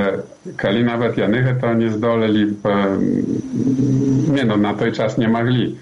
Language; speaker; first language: Polish; non-native, learner; Belarusian